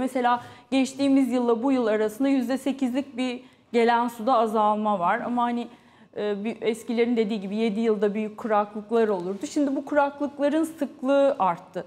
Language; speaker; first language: Turkish; native; Turkish